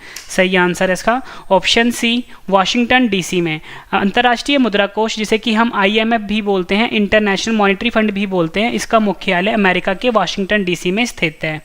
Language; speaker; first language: Hindi; native; Hindi